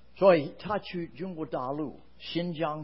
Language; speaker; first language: Chinese; non-native, fluent; English